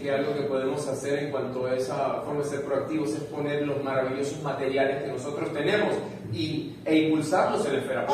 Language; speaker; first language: Spanish; native; Spanish